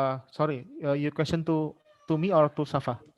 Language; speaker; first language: English; non-native, learner; Indonesian